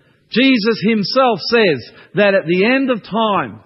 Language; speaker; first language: English; native; English